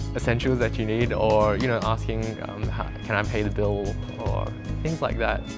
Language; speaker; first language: English; native; English